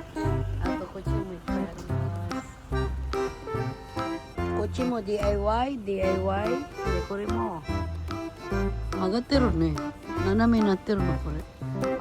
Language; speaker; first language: Japanese; non-native, learner; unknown